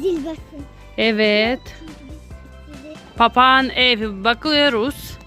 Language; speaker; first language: Turkish; non-native, learner; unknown